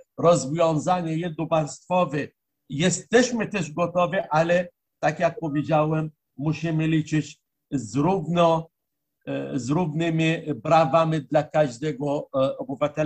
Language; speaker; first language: Polish; non-native, fluent; Arabic